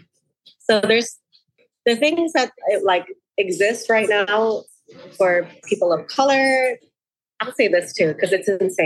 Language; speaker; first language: English; native; English